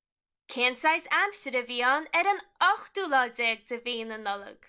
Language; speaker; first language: Irish; non-native, local second language; English